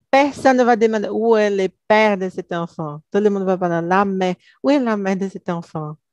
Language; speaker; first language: French; non-native, learner; Portuguese